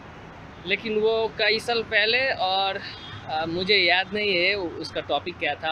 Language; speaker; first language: Hindi; non-native, learner; Bangla